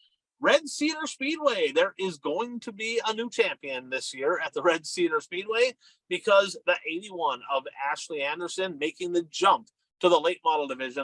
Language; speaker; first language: English; native; English